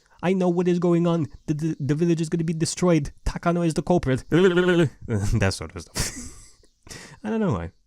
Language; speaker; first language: English; native; English